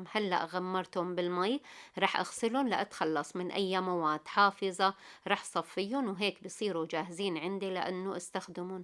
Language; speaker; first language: Arabic; native; Arabic